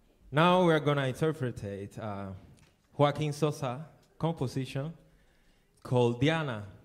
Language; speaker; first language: English; non-native, fluent; Spanish